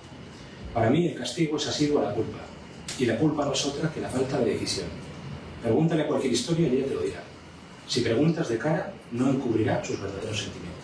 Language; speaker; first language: Spanish; native; Spanish